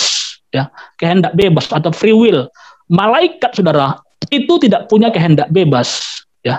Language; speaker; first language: Indonesian; native; Indonesian